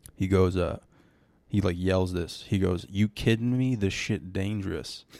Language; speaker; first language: English; native; English